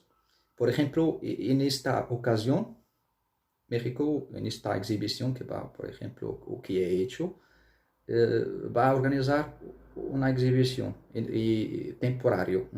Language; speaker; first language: Spanish; non-native, fluent; Arabic